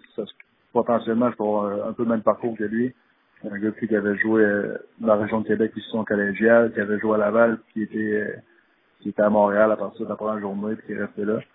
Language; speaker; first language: French; native; French